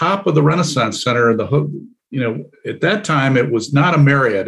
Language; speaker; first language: English; native; English